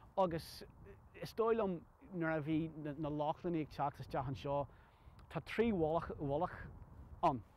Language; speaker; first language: Irish; non-native, local second language; English